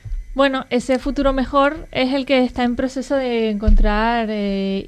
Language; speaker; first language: Spanish; native; Spanish